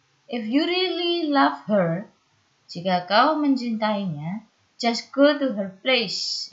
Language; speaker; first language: English; non-native, fluent; Indonesian